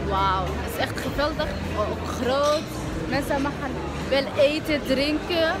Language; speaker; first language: Dutch; non-native, learner; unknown